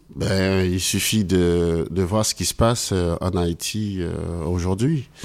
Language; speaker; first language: French; non-native, local second language; Haitian Creole